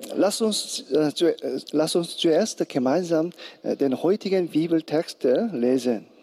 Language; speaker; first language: German; non-native, learner; Korean